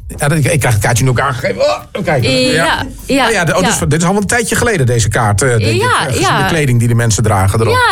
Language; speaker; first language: Dutch; native; Dutch